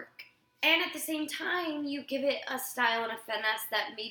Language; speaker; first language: English; native; English